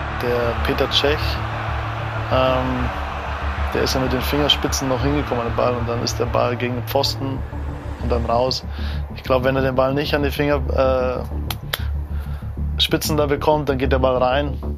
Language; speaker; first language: German; native; German